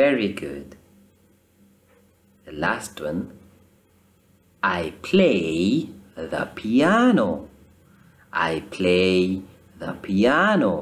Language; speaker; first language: English; non-native, fluent; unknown